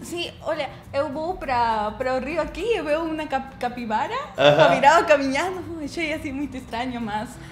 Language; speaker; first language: Portuguese; non-native, learner; Spanish